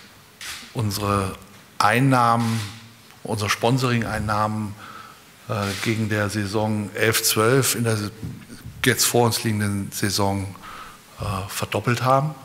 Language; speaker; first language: German; native; German